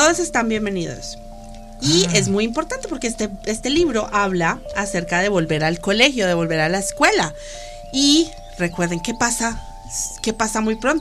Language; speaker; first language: Spanish; early bilingual, other home language; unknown